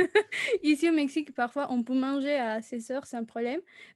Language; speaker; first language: French; non-native, fluent; Spanish